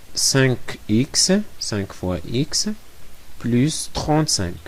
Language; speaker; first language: French; non-native, local second language; Arabic